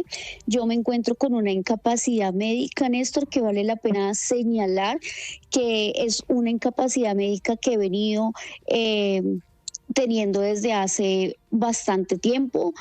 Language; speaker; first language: Spanish; native; Spanish